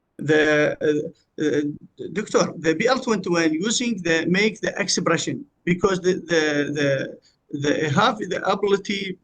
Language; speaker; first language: English; non-native, learner; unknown